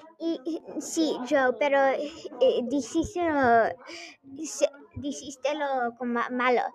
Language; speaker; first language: Spanish; non-native, learner; English